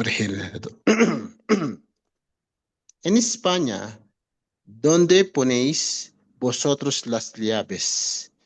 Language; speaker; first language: Spanish; non-native, learner; Filipino